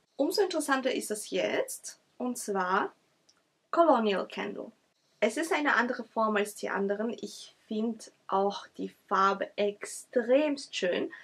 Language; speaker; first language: German; early bilingual, other home language; Russian